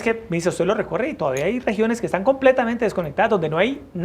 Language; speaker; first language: Spanish; native; Spanish